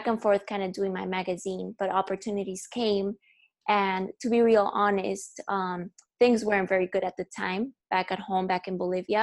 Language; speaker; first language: English; non-native, fluent; Spanish